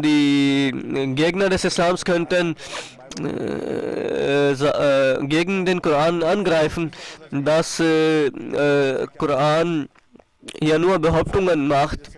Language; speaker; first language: German; non-native, fluent; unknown